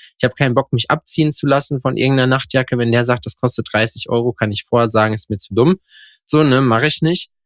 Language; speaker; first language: German; native; German